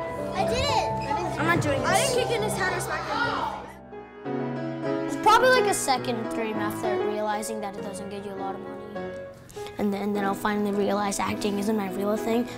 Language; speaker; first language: English; non-native, fluent; Chinese